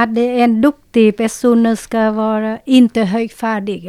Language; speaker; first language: Swedish; non-native, learner; Vietnamese